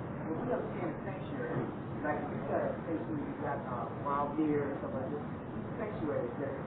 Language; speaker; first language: English; native; English